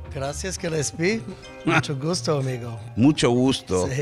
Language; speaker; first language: Spanish; non-native, learner; English